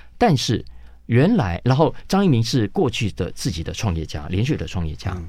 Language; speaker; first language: Chinese; native; Chinese